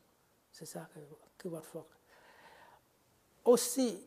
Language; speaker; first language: French; non-native, fluent; Khmer